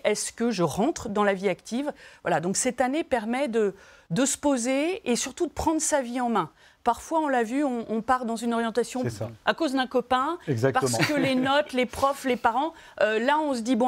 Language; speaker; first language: French; native; French